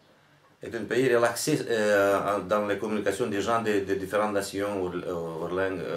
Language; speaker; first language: French; non-native, fluent; Romanian